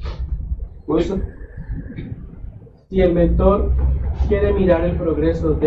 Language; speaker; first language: Spanish; native; Spanish